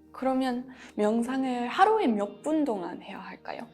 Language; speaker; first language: Korean; non-native, fluent; English